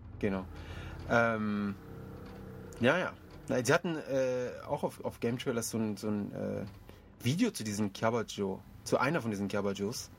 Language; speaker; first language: German; early bilingual, other home language; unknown